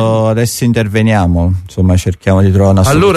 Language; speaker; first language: Italian; native; Italian